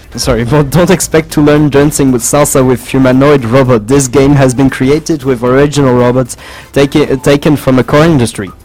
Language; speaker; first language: English; non-native, fluent; French